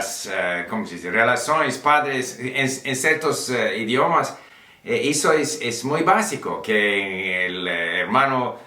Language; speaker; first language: Portuguese; non-native, learner; English